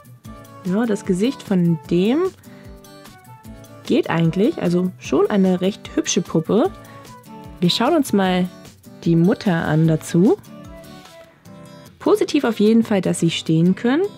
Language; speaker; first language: German; native; German